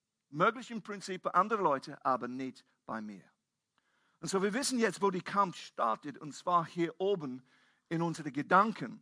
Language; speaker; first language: German; non-native, fluent; English